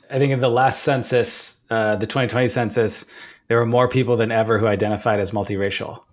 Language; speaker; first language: English; early bilingual, other home language; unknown